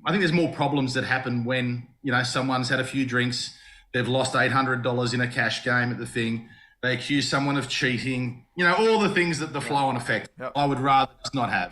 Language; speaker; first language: English; native; English